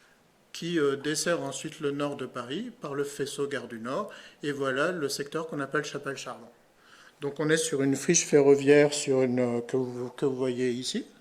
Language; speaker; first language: French; native; French